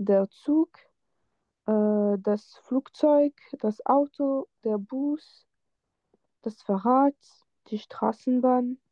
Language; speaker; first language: German; non-native, learner; French